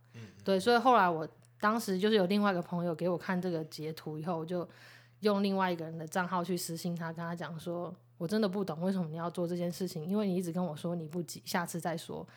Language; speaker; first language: Chinese; native; Chinese